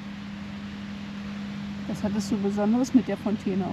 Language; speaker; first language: German; native; German